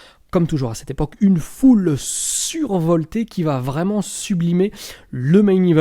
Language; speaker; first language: French; native; French